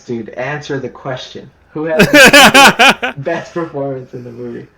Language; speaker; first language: English; native; English